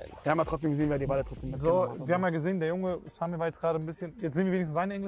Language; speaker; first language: German; native; German